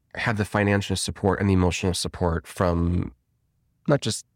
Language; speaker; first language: English; native; English